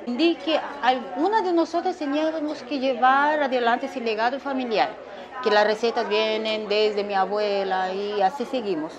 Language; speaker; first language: Spanish; non-native, fluent; Korean